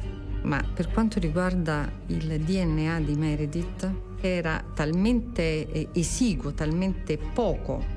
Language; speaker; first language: Italian; native; Italian